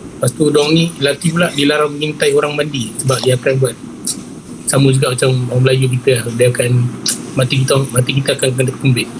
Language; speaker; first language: Malay; native; Malay